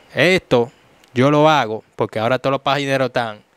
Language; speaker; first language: Spanish; native; Spanish